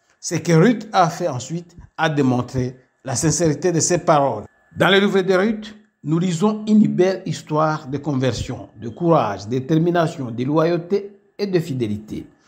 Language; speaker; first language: French; non-native, local second language; Kinyarwanda